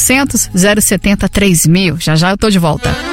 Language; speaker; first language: Portuguese; native; Portuguese